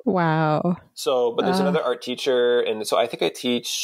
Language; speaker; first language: English; native; English